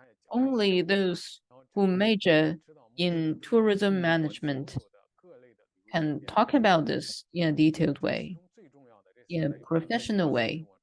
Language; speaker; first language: English; non-native, fluent; Chinese